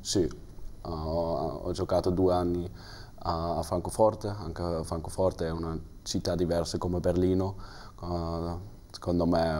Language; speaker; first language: Italian; non-native, learner; German